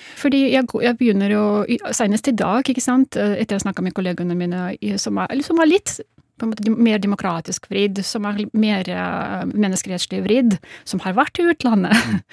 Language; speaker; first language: Norwegian; non-native, fluent; Russian